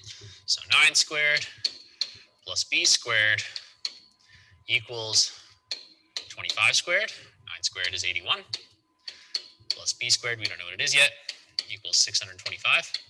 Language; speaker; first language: English; native; English